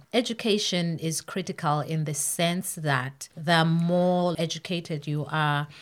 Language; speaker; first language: English; non-native, local second language; North Ndebele